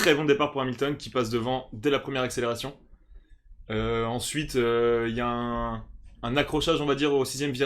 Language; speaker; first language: French; native; French